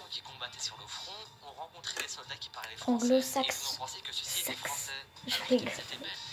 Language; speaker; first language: French; native; French